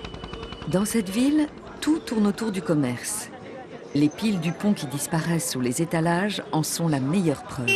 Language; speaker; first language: French; native; French